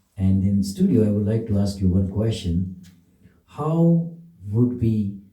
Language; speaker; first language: English; non-native, local second language; Gujarati